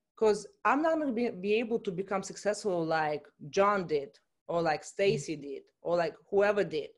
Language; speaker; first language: English; non-native, fluent; Russian